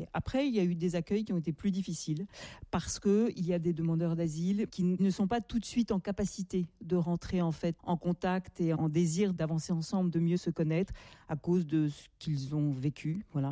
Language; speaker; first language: French; native; French